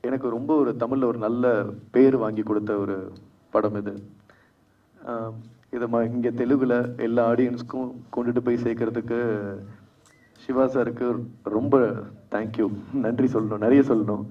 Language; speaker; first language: Tamil; non-native, fluent; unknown